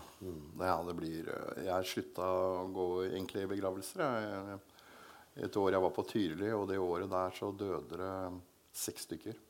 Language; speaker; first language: Norwegian; native; Norwegian